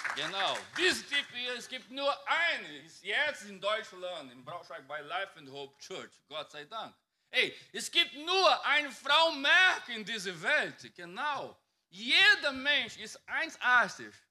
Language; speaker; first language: German; non-native, fluent; Portuguese